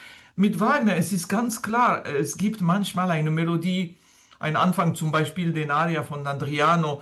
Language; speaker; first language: German; non-native, fluent; French